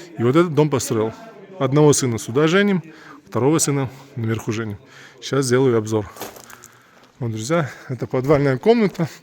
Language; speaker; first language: Russian; non-native, local second language; Uzbek